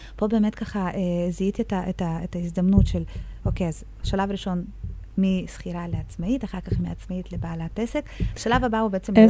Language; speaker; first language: Hebrew; early bilingual, other home language; Russian